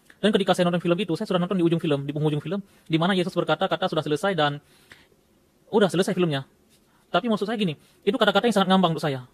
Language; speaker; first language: Indonesian; native; Indonesian